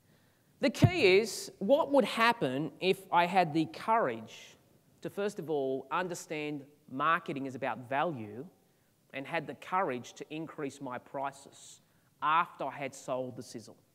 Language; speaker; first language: English; native; English